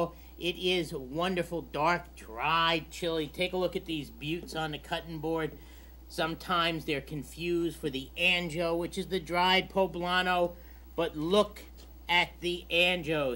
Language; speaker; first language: English; native; English